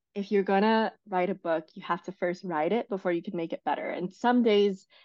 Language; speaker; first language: English; non-native, fluent; Chinese